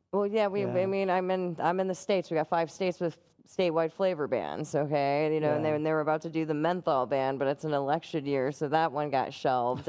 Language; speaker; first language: English; native; English